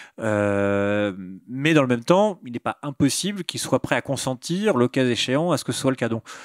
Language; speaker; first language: French; native; French